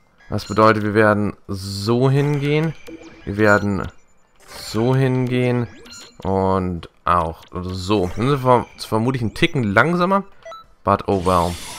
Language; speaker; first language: German; native; German